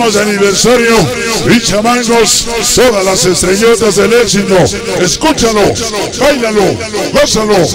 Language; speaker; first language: Spanish; native; Spanish